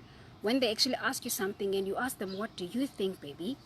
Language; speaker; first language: English; non-native, local second language; Zulu